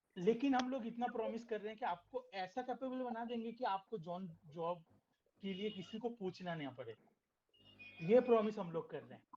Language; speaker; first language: Hindi; non-native, local second language; Bangla